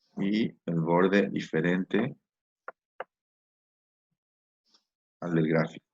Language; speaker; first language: Spanish; native; Spanish